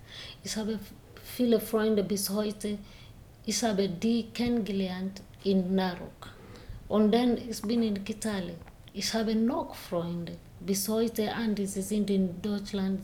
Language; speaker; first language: German; non-native, learner; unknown